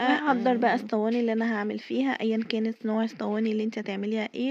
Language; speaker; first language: Arabic; native; Arabic